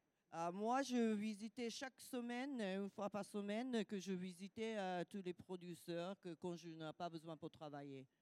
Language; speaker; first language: French; non-native, learner; Japanese